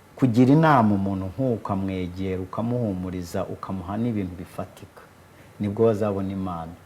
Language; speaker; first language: Kinyarwanda; early bilingual, heritage; Kinyarwanda